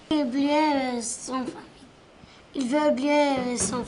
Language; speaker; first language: French; non-native, learner; Arabic